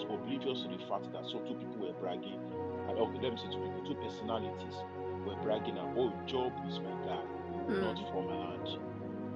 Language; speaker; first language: English; non-native, local second language; Yoruba